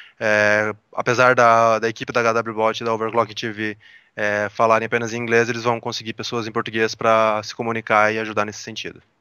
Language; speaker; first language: Portuguese; native; Portuguese